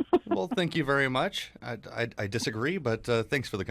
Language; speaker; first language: English; native; English